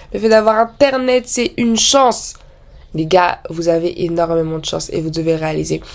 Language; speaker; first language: French; native; French